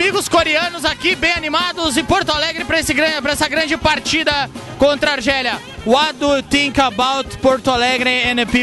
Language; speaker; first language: Portuguese; native; Portuguese